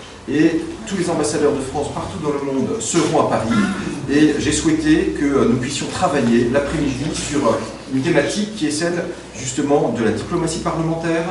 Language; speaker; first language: French; native; French